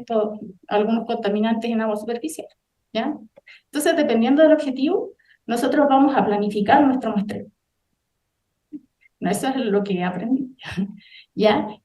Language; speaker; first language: Spanish; native; Spanish